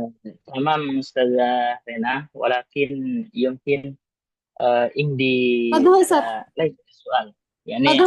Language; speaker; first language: Arabic; non-native, learner; Indonesian